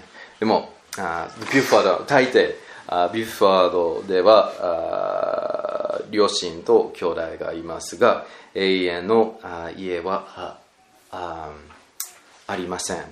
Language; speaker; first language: Japanese; non-native, learner; English